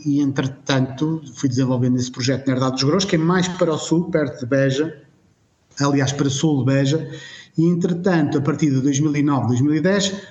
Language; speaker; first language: Portuguese; native; Portuguese